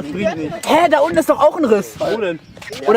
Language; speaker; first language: German; native; German